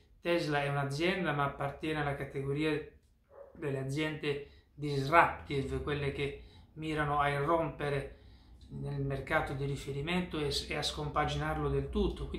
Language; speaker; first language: Italian; native; Italian